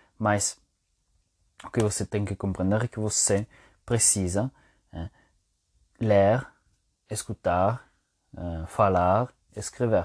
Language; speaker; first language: Portuguese; non-native, fluent; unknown